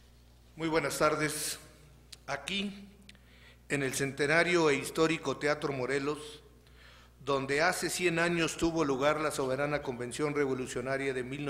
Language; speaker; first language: Spanish; native; Spanish